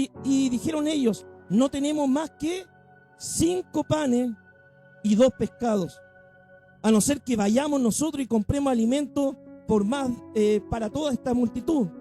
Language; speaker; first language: Spanish; native; Spanish